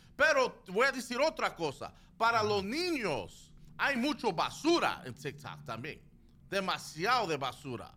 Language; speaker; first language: Spanish; early bilingual, other home language; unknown